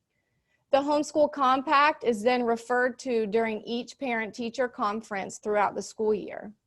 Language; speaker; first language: English; native; English